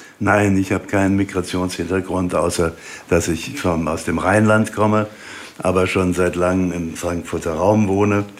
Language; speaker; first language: German; native; German